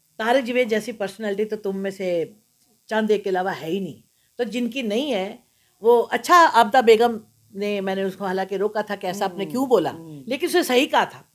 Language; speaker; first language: Urdu; non-native, local second language; Punjabi